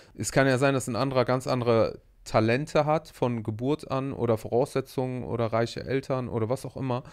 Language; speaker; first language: German; native; German